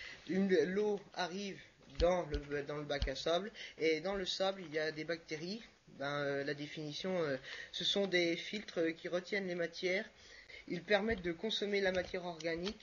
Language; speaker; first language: French; native; French